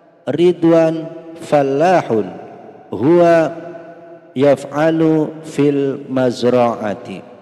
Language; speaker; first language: Arabic; non-native, fluent; Indonesian